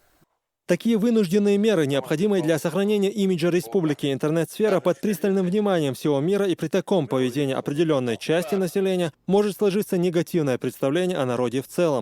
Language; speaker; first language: Russian; native; Russian